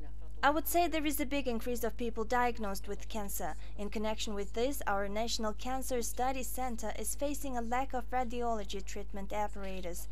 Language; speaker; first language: English; non-native, fluent; Mongolian